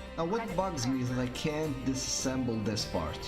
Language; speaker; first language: English; native; English